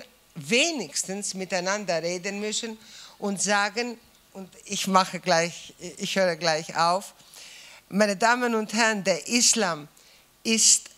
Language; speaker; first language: German; non-native, fluent; Greek